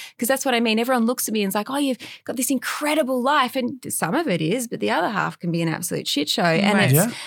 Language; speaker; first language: English; native; English